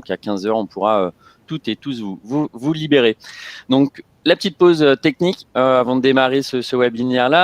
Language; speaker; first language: French; native; French